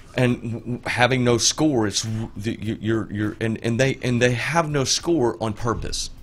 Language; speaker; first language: English; native; English